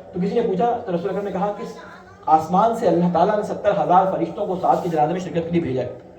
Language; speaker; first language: Urdu; native; Urdu